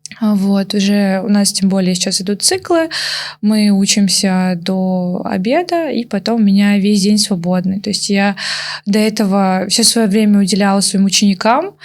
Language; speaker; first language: Russian; native; Russian